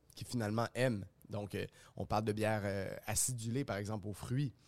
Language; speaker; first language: French; native; French